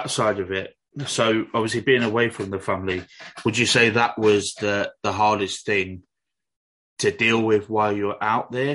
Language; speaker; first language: English; native; English